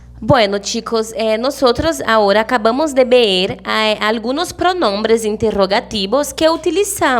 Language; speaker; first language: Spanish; non-native, fluent; Portuguese